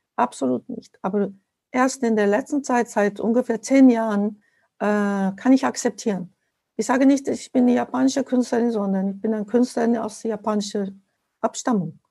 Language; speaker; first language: German; non-native, fluent; Japanese